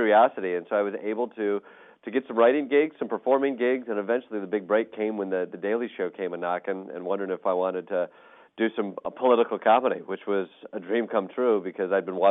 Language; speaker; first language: English; native; English